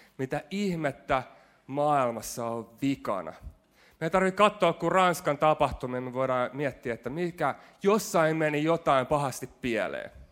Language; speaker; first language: Finnish; native; Finnish